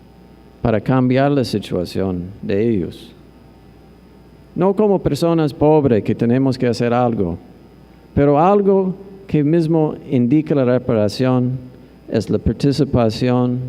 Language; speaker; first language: Spanish; non-native, fluent; English